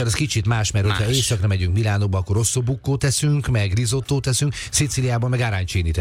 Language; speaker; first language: Hungarian; native; Hungarian